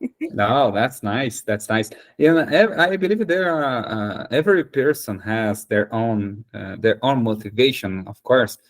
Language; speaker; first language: English; non-native, fluent; Portuguese